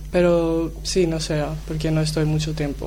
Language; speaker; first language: Spanish; non-native, learner; Greek